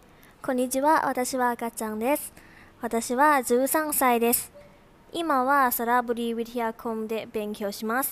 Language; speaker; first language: Japanese; non-native, learner; Thai